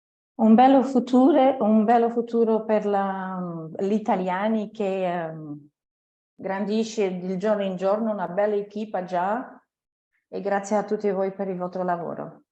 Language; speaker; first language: Italian; non-native, fluent; French